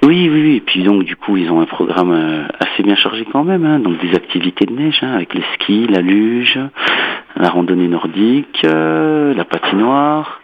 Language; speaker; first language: French; native; French